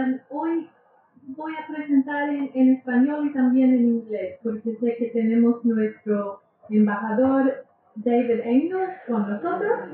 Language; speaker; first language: Spanish; non-native, fluent; English